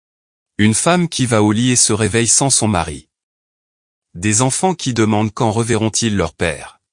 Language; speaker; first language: French; non-native, local second language; Haitian Creole